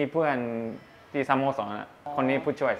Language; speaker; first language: Thai; non-native, learner; Japanese